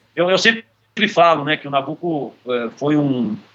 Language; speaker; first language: Portuguese; native; Portuguese